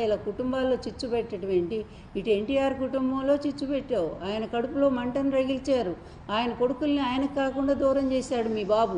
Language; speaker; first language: Telugu; native; Telugu